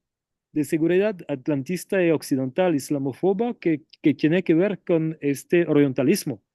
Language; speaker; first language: Spanish; non-native, fluent; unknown